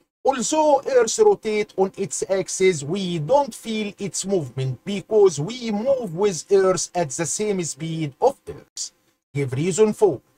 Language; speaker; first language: English; non-native, fluent; Arabic